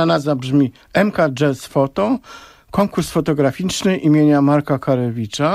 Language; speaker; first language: Polish; native; Polish